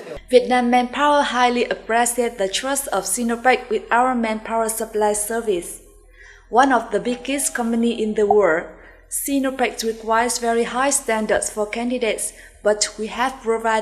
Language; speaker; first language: English; non-native, fluent; Vietnamese